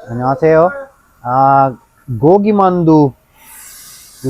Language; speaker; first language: Korean; non-native, learner; Sinhala